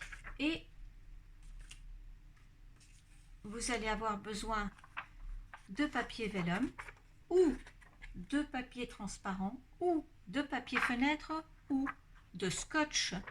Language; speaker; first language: French; native; French